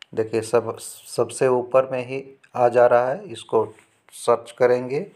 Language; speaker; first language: Hindi; native; Hindi